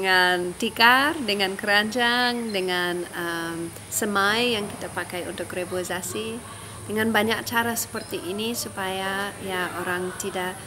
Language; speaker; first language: Indonesian; non-native, fluent; English